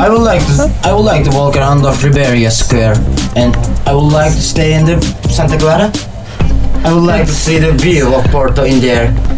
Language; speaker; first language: English; non-native, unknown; Turkish